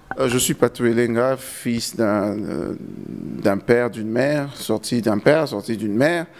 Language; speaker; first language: French; non-native, local second language; Lingala